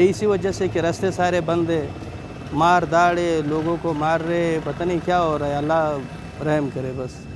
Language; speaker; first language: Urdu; non-native, local second language; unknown